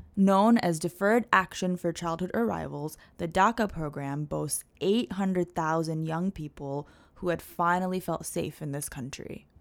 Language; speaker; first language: English; native; English